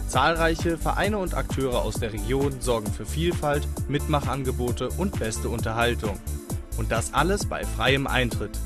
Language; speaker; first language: German; native; German